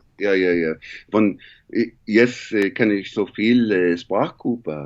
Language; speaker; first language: German; non-native, learner; English